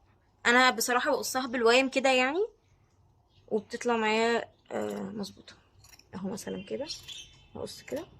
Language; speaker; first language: Arabic; native; Arabic